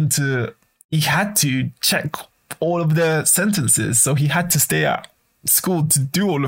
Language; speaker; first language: English; native; English